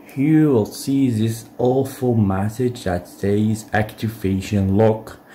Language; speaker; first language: English; non-native, learner; Arabic